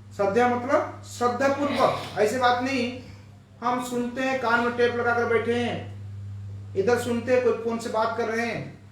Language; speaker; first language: Hindi; non-native, local second language; Bangla